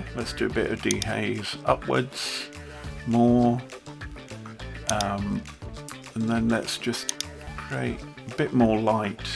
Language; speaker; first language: English; native; English